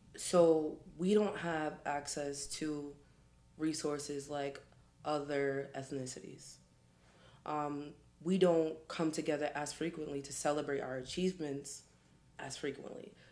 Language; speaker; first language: English; native; English